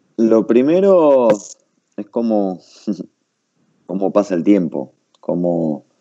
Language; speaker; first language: Spanish; native; Spanish